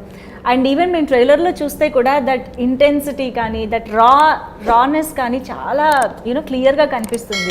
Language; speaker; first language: Telugu; native; Telugu